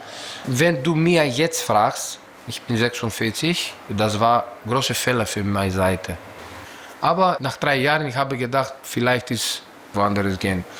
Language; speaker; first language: German; non-native, learner; Greek